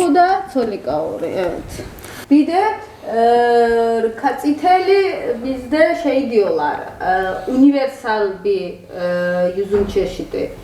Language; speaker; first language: Turkish; non-native, fluent; Georgian